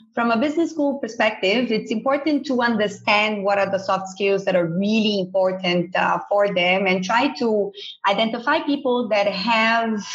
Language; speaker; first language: English; non-native, fluent; Portuguese